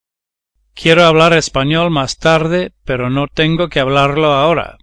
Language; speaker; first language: Spanish; non-native, learner; English